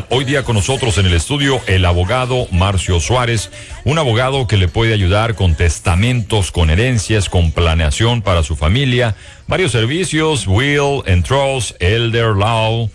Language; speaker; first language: Spanish; native; Spanish